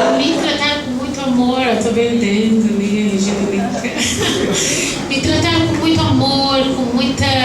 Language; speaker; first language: Portuguese; native; Portuguese